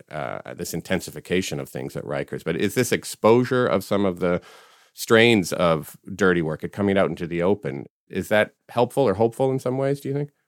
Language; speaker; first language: English; native; English